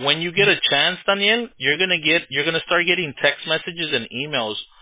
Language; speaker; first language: English; early bilingual, other home language; Spanish